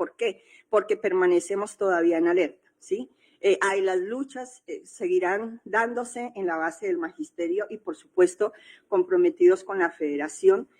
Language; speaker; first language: Spanish; native; Spanish